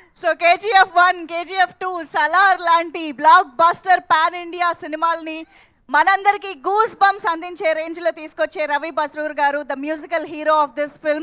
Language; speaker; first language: Telugu; native; Telugu